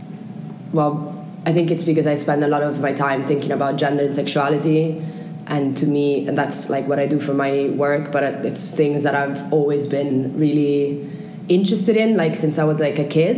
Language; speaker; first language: English; non-native, fluent; Italian